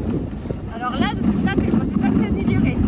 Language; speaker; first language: French; native; French